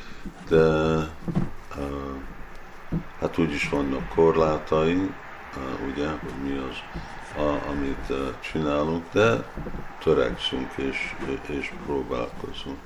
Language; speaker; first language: Hungarian; early bilingual, heritage; Hungarian